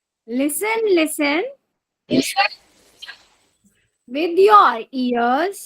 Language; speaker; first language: English; non-native, fluent; Hindi